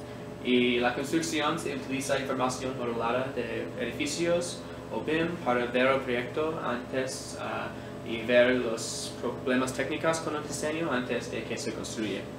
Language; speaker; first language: Spanish; non-native, learner; English